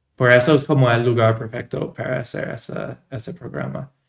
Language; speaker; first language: Spanish; non-native, fluent; English